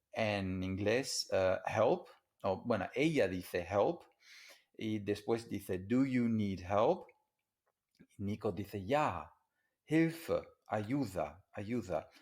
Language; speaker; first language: Spanish; non-native, fluent; English